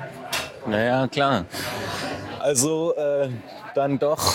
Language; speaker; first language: German; native; German